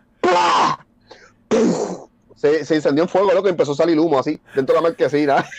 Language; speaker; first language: Spanish; native; Spanish